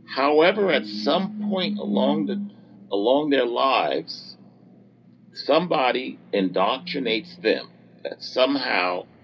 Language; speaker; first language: English; native; English